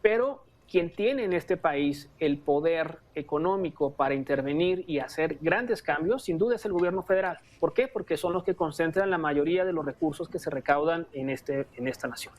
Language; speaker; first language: Spanish; native; Spanish